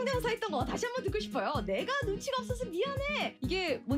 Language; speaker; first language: Korean; native; Korean